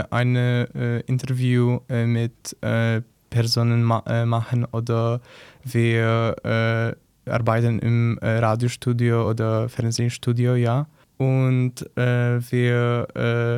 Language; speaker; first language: German; non-native, learner; Polish